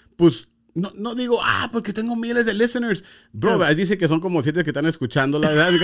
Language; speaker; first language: Spanish; early bilingual, heritage; Spanish